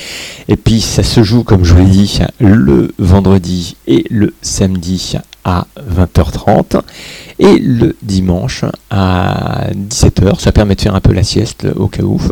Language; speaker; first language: French; native; French